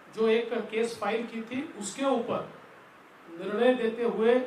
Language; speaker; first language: Hindi; non-native, local second language; Marathi